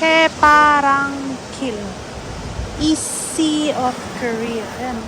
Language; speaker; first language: English; non-native, local second language; Filipino